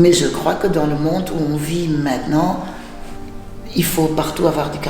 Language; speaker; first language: French; non-native, fluent; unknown